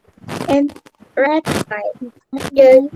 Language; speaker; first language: English; non-native, learner; Indonesian